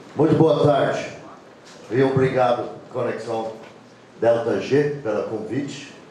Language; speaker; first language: Portuguese; non-native, fluent; English